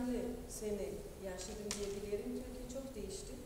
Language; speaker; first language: Turkish; non-native, fluent; German